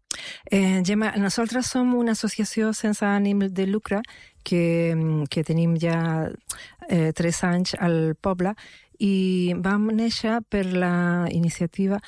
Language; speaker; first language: Catalan; non-native, fluent; Spanish